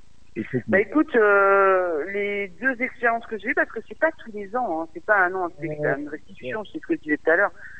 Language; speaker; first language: French; native; French